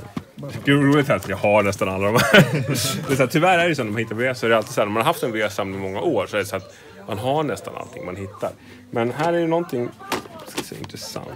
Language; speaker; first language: Swedish; native; Swedish